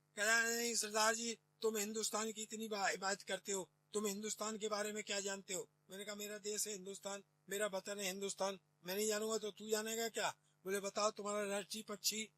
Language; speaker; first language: Hindi; native; Hindi